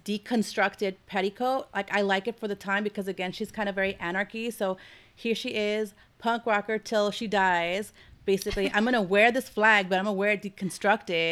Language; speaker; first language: English; native; English